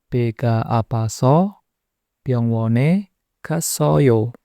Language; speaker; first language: Korean; non-native, fluent; Indonesian